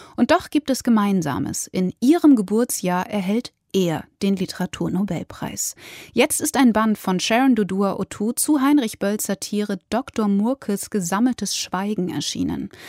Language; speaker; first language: German; native; German